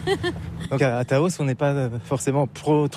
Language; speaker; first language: French; native; French